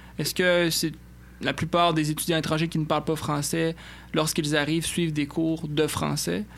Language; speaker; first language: French; native; French